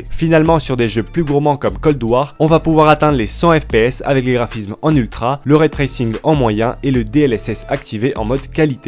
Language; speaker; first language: French; native; French